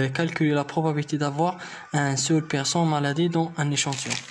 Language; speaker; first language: French; non-native, local second language; Arabic